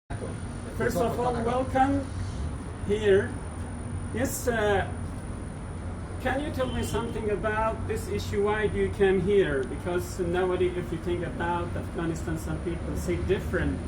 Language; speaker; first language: English; non-native, learner; Persian